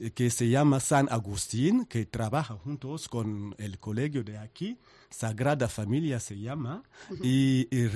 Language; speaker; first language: Spanish; non-native, learner; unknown